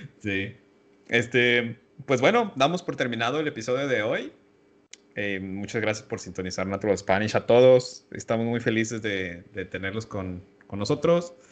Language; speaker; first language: Spanish; native; Spanish